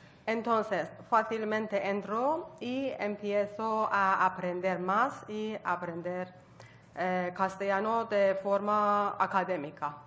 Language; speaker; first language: Spanish; non-native, learner; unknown